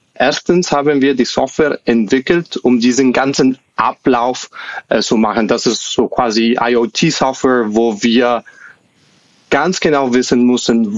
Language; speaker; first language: German; non-native, fluent; Spanish